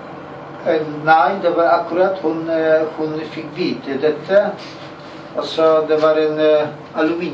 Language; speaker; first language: Norwegian; non-native, learner; Polish